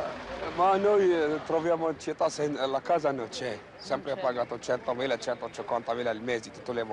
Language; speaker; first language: Italian; non-native, learner; Arabic